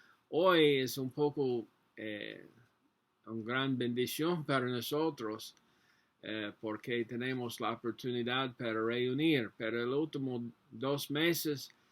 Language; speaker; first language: Spanish; non-native, learner; English